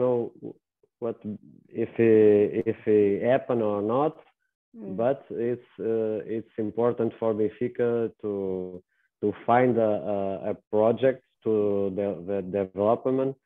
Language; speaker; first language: English; non-native, learner; Portuguese